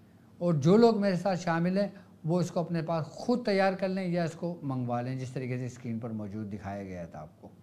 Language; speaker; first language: Urdu; native; Urdu